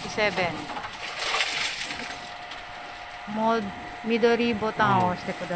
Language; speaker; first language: Japanese; non-native, learner; Filipino